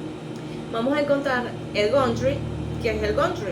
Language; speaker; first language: Spanish; native; Spanish